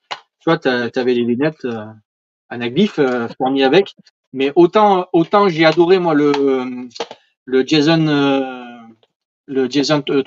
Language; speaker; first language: French; native; French